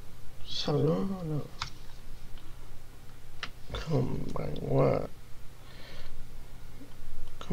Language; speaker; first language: Japanese; non-native, learner; English